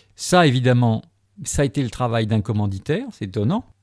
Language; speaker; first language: French; native; French